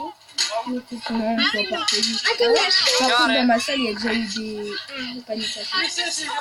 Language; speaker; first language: French; native; French